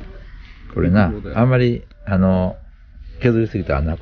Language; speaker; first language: Japanese; native; Japanese